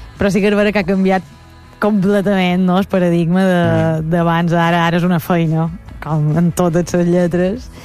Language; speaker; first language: Catalan; native; Catalan